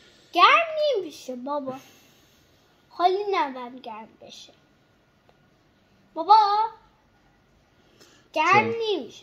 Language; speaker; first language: Persian; early bilingual, heritage; Persian